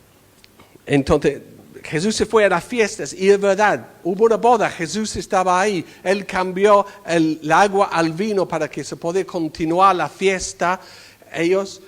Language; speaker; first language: Spanish; non-native, fluent; English